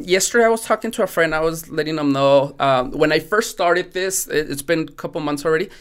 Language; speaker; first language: English; non-native, fluent; Spanish